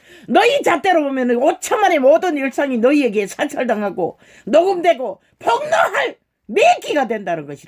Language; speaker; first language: Korean; native; Korean